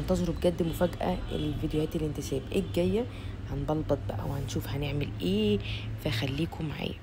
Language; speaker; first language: Arabic; native; Arabic